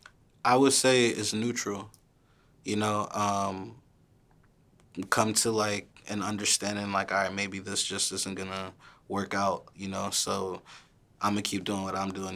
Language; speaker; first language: English; early bilingual, other home language; Haitian Creole